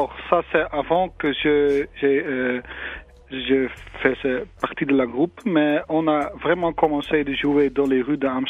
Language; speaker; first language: French; non-native, learner; Dutch